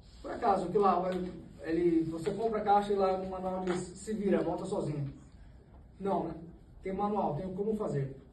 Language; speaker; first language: Portuguese; native; Portuguese